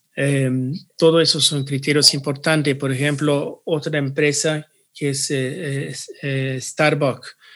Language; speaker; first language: Spanish; early bilingual, heritage; Spanish